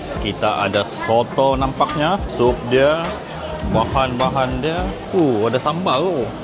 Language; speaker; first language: Malay; native; Malay